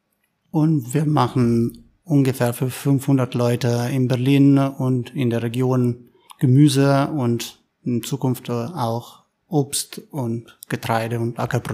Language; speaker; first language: German; non-native, fluent; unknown